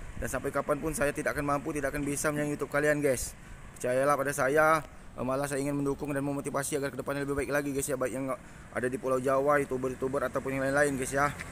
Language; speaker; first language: Indonesian; native; Indonesian